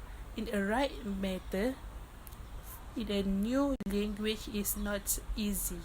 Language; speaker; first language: English; non-native, local second language; Malay